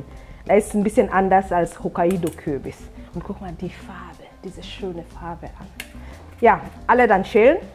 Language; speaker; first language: German; non-native, fluent; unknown